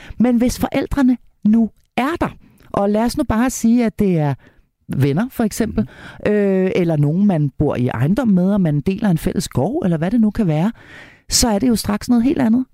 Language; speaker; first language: Danish; native; Danish